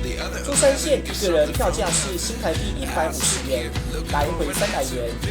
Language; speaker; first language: Chinese; native; Chinese